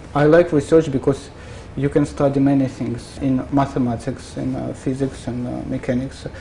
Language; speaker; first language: English; non-native, fluent; Russian